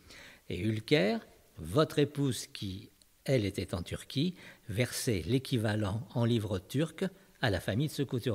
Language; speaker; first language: French; native; French